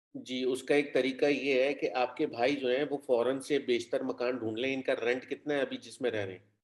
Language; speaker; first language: Urdu; native; Urdu